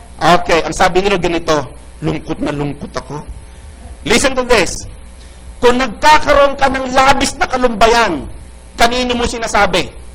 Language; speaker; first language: Filipino; non-native, local second language; Iloko